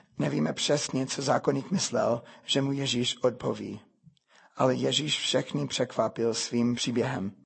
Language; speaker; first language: Czech; non-native, fluent; English